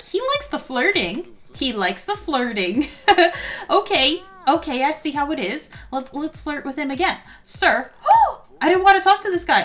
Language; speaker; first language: English; native; English